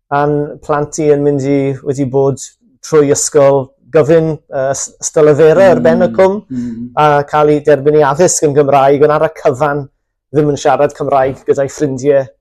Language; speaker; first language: Welsh; native; Welsh